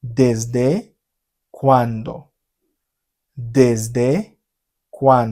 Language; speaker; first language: Spanish; non-native, fluent; Haitian Creole